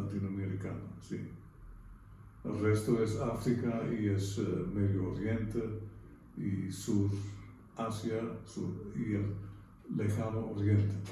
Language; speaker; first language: Spanish; non-native, fluent; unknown